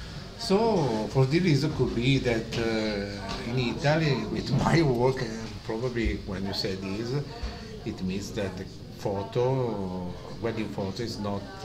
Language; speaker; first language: English; non-native, learner; Italian